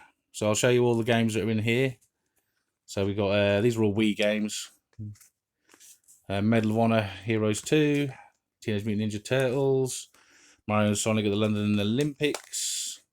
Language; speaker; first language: English; native; English